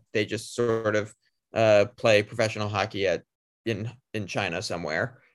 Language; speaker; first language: English; native; English